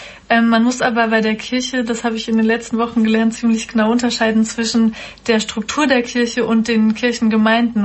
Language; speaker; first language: German; native; German